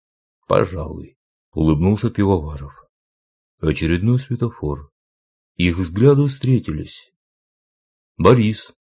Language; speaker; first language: Russian; native; Russian